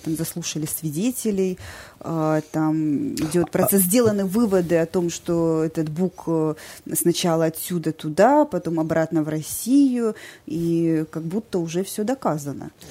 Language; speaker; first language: Russian; native; Russian